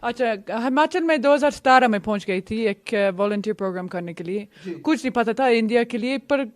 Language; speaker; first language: Hindi; non-native, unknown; English